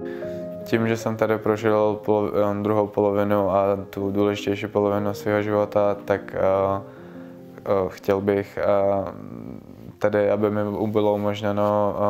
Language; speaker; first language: Czech; early bilingual, other home language; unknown